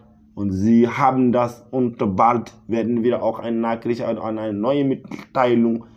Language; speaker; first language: German; non-native, learner; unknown